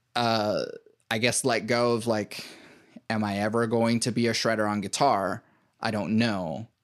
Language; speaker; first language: English; native; English